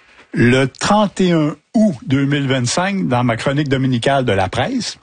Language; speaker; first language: French; native; French